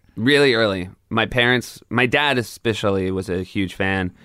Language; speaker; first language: English; native; English